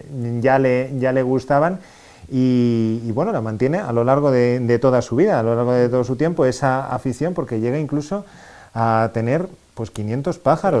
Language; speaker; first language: Spanish; native; Spanish